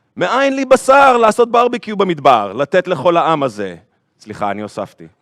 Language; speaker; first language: Hebrew; native; Hebrew